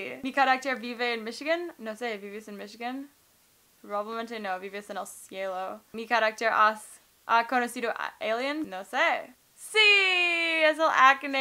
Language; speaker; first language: Spanish; non-native, learner; English